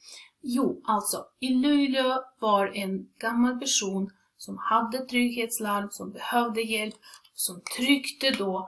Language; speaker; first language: Swedish; non-native, fluent; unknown